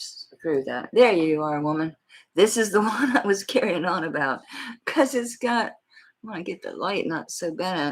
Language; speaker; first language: English; native; English